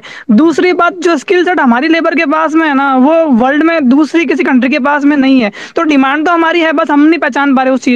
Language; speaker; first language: Hindi; native; Hindi